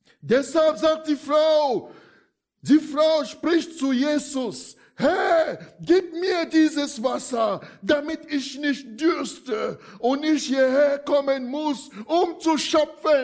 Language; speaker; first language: German; non-native, fluent; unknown